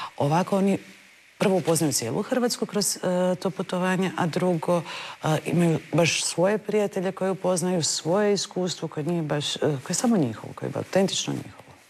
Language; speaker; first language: Croatian; native; Croatian